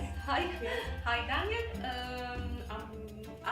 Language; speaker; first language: English; non-native, learner; Arabic